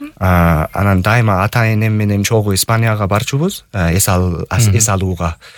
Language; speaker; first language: Kyrgyz; non-native, fluent; English